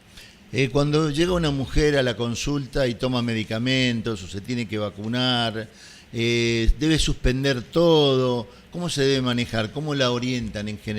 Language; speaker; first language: Spanish; native; Spanish